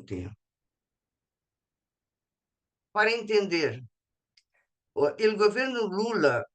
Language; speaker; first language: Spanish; non-native, fluent; Portuguese